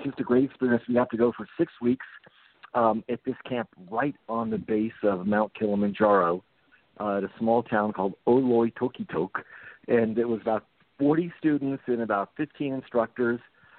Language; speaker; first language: English; early bilingual, other home language; Japanese